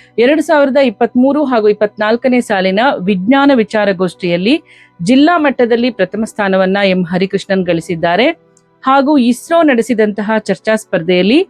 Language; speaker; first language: Kannada; native; Kannada